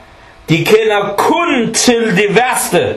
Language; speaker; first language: Danish; early bilingual, other home language; Arabic